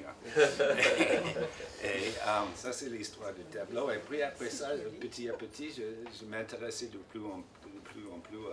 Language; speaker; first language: French; non-native, fluent; English